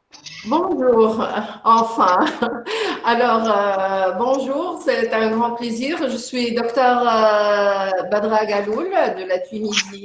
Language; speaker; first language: French; non-native, local second language; Arabic